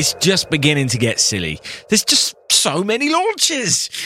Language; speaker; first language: English; native; English